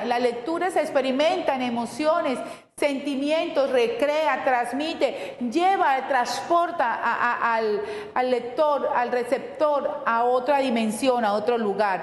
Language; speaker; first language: Spanish; native; Spanish